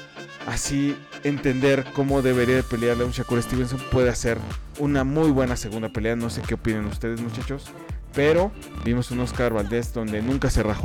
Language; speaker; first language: Spanish; native; Spanish